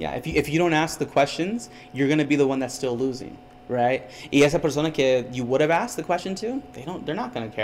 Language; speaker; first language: English; early bilingual, other home language; Spanish